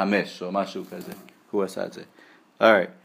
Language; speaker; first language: Hebrew; non-native, learner; English